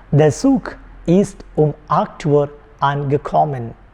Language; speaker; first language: German; non-native, fluent; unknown